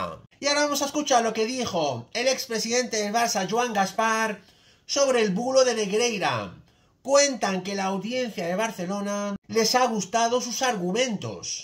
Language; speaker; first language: Spanish; native; Spanish